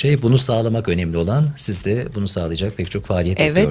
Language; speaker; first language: Turkish; native; Turkish